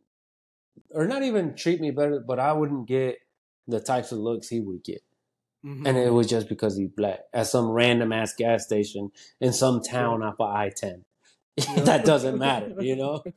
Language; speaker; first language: English; early bilingual, other home language; Spanish